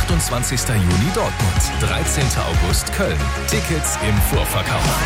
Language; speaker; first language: German; native; German